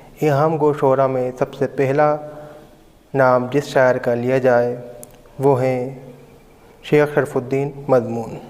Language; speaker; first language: Urdu; native; Urdu